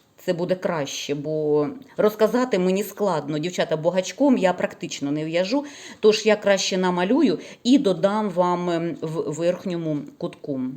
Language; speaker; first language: Ukrainian; non-native, local second language; Russian